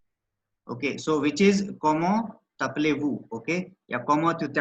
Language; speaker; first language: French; non-native, learner; Hindi